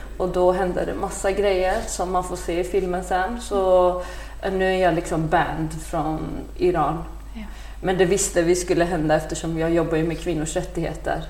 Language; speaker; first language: Swedish; early bilingual, other home language; Persian